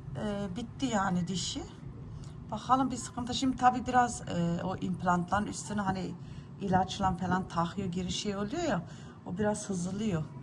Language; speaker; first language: Turkish; early bilingual, heritage; Turkish